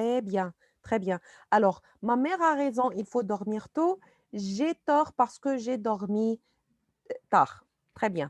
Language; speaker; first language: French; non-native, fluent; Arabic